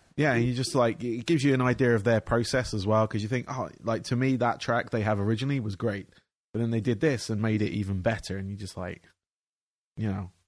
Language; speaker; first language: English; native; English